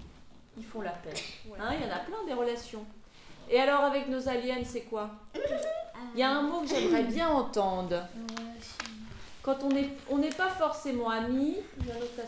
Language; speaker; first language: French; native; French